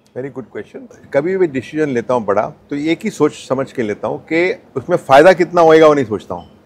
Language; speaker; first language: Hindi; non-native, local second language; Gujarati